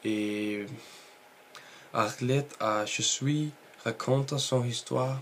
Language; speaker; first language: French; non-native, learner; Norwegian